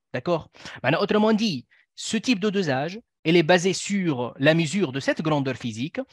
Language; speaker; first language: French; non-native, local second language; Arabic